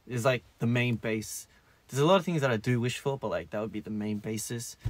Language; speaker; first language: English; early bilingual, other home language; Korean